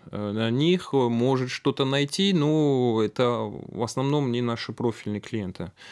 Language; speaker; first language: Russian; non-native, fluent; French